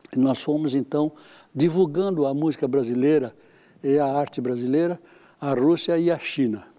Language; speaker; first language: Portuguese; native; Portuguese